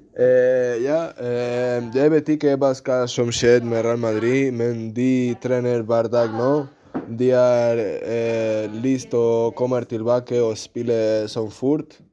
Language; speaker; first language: Norwegian; non-native, learner; Spanish